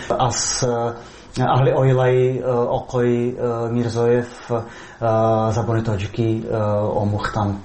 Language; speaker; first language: Persian; non-native, fluent; Czech